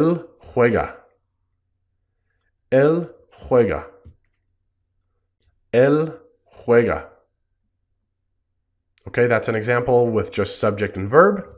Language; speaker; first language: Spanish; non-native, fluent; English